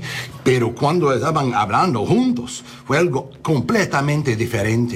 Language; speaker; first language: Spanish; early bilingual, heritage; English